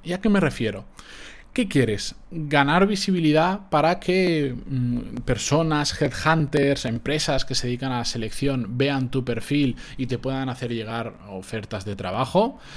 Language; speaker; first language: Spanish; native; Spanish